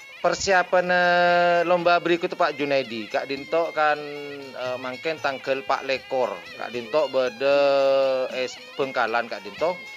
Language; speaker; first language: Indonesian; non-native, local second language; Madurese